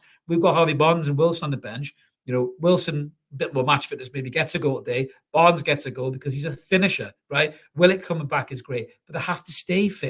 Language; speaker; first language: English; native; English